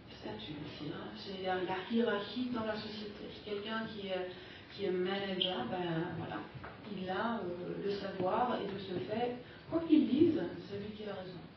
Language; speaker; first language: French; non-native, fluent; German